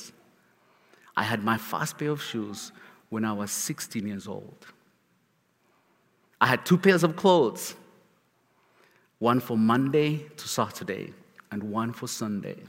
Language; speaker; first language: English; non-native, local second language; Kinyarwanda